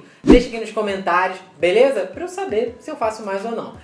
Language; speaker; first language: Portuguese; native; Portuguese